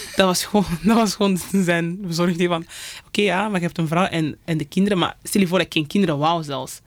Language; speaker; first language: Dutch; early bilingual, other home language; Lingala